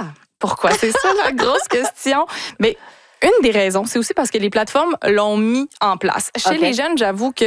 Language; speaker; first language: French; native; French